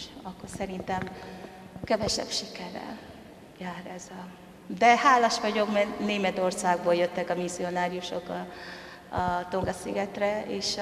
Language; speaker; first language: Hungarian; non-native, fluent; Tongan